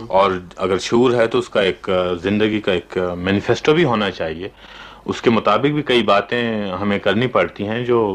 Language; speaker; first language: Urdu; non-native, local second language; Pashto